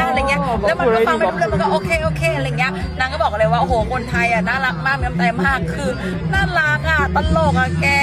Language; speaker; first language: Thai; native; Thai